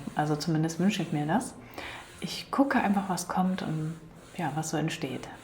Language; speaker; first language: German; native; German